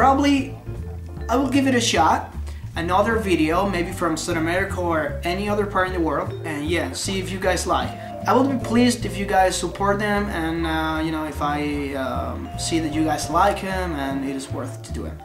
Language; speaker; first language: English; non-native, fluent; Spanish